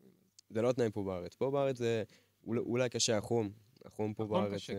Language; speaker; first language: Hebrew; native; Hebrew